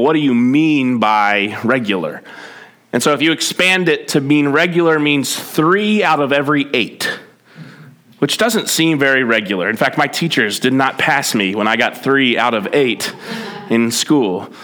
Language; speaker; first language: English; native; English